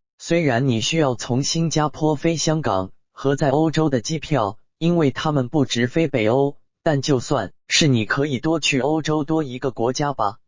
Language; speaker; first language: Chinese; native; Chinese